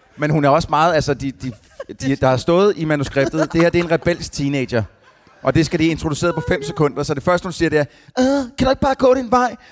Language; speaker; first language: Danish; native; Danish